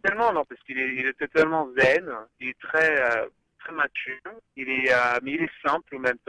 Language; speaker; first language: French; early bilingual, other home language; English